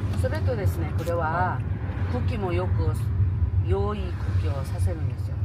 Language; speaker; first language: Japanese; non-native, local second language; Korean